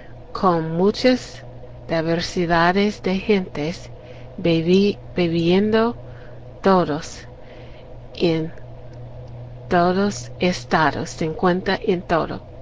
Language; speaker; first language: Spanish; non-native, learner; English